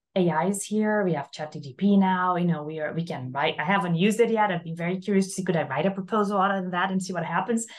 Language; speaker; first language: English; non-native, fluent; Portuguese